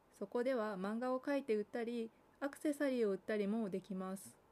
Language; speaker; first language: Japanese; native; Japanese